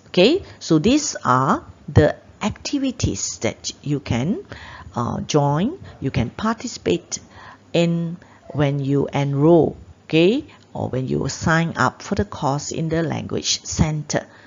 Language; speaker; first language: English; non-native, local second language; Chinese